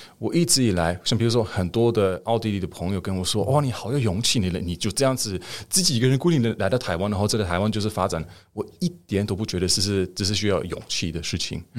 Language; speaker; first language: Chinese; non-native, fluent; German